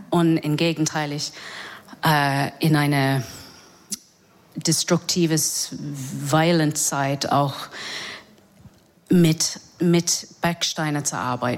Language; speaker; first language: German; non-native, learner; English